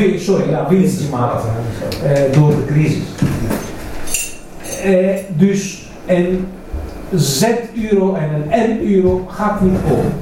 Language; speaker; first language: Dutch; non-native, fluent; Greek